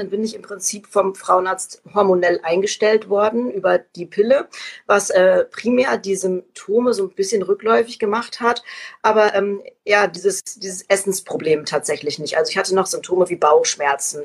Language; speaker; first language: German; native; German